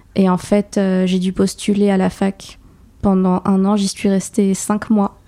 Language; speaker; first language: French; native; French